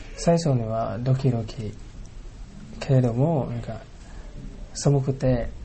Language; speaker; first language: Japanese; non-native, learner; Thai